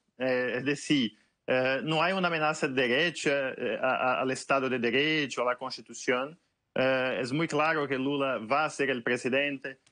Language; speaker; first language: Portuguese; native; Portuguese